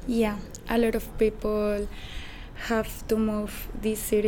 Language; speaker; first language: English; non-native, learner; Spanish